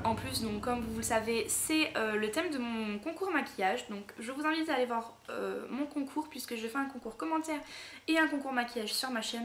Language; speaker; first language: French; native; French